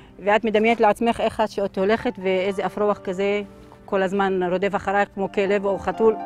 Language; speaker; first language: Hebrew; non-native, local second language; Arabic